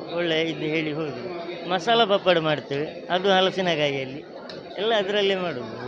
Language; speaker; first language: Kannada; native; Kannada